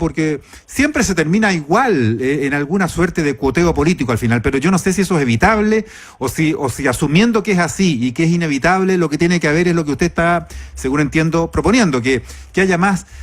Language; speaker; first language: Spanish; native; Spanish